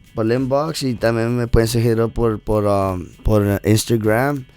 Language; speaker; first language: Spanish; early bilingual, heritage; Spanish